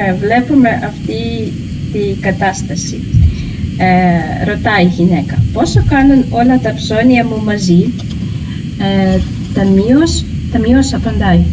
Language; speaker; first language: Greek; non-native, learner; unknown